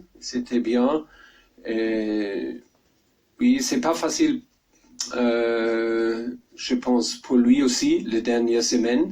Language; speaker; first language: French; non-native, learner; German